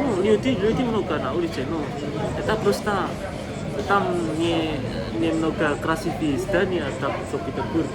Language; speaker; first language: Russian; non-native, learner; Indonesian